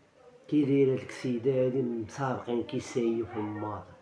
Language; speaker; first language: Arabic; native; Arabic